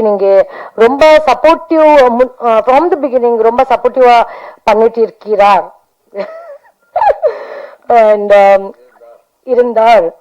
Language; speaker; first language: Tamil; non-native, learner; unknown